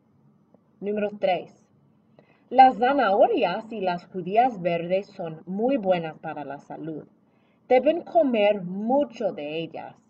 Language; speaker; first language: Spanish; non-native, fluent; English